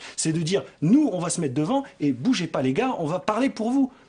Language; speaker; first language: French; native; French